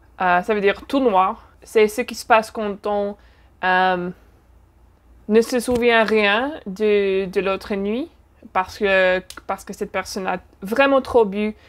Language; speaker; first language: French; non-native, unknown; English